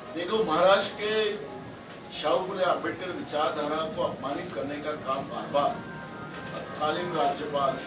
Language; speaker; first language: Hindi; non-native, local second language; Marathi